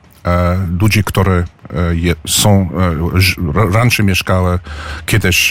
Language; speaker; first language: Polish; early bilingual, heritage; English